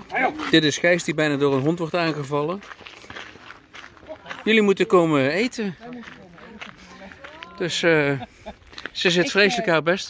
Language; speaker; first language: Dutch; native; Dutch